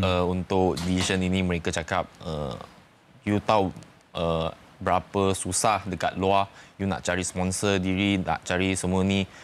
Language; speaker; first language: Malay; non-native, local second language; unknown